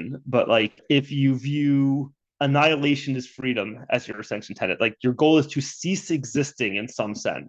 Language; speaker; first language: English; native; English